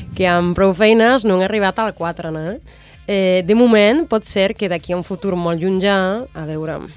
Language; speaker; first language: Catalan; non-native, learner; Spanish